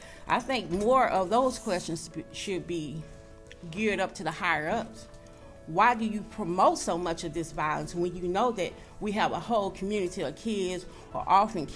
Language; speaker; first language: English; native; English